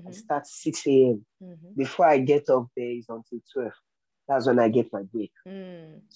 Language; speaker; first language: English; non-native, local second language; Yoruba